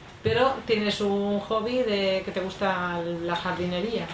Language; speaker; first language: Spanish; native; Spanish